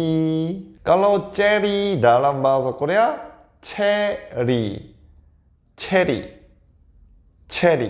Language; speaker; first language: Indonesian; non-native, fluent; Korean